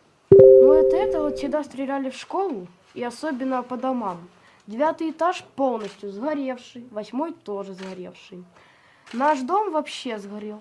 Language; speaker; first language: Russian; native; Russian